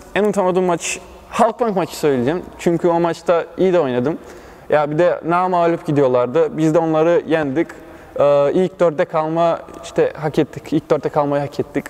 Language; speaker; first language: Turkish; early bilingual, other home language; Bosnian